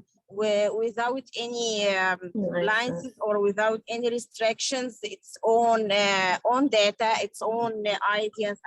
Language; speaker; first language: English; non-native, learner; Arabic